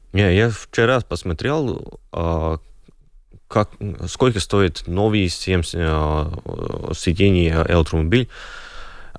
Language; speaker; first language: Russian; non-native, local second language; Latvian